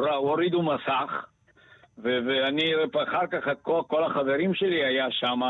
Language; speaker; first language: Hebrew; non-native, fluent; Bulgarian